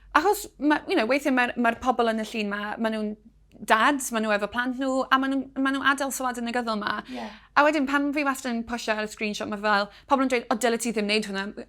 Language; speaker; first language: Welsh; non-native, local second language; English